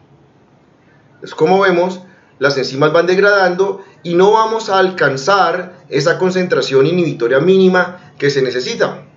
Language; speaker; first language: Spanish; native; Spanish